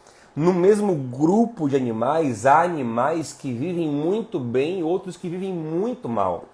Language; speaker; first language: Portuguese; native; Portuguese